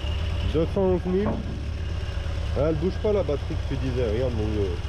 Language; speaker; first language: French; native; French